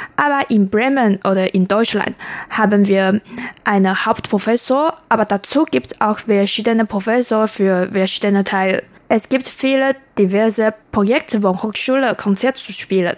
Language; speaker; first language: German; non-native, learner; Chinese